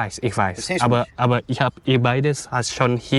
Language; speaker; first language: German; non-native, learner; Indonesian